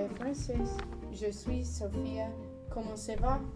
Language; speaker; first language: French; non-native, learner; English